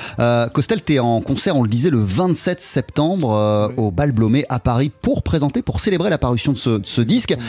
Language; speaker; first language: French; native; French